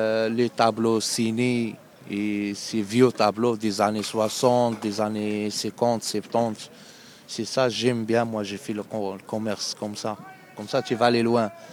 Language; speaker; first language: French; non-native, learner; Arabic